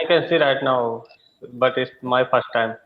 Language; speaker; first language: English; non-native, learner; Hindi